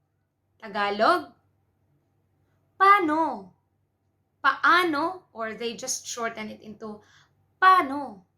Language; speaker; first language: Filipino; non-native, local second language; Cebuano